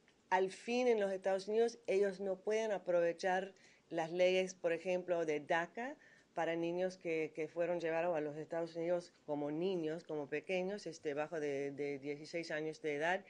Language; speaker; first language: Spanish; non-native, fluent; English